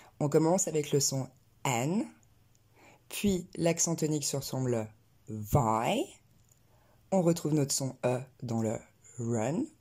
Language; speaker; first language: French; native; French